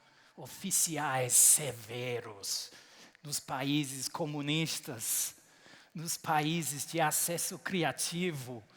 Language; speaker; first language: Portuguese; non-native, fluent; English